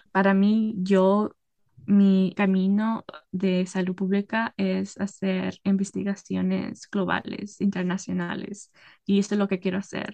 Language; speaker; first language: Spanish; early bilingual, heritage; Spanish